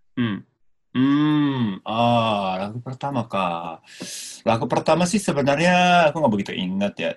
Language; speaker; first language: Indonesian; non-native, fluent; Japanese